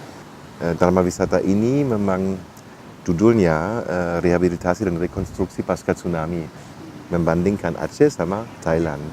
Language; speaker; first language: Indonesian; non-native, fluent; German